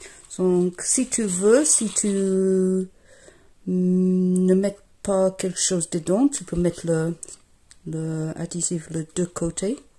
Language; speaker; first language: French; non-native, fluent; English